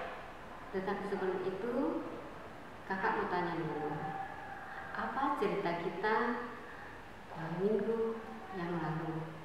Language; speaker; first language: Indonesian; native; Indonesian